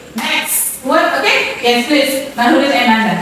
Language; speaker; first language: English; non-native, fluent; Indonesian